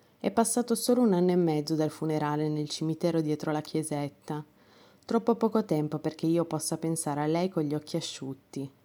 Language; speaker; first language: Italian; non-native, fluent; Romanian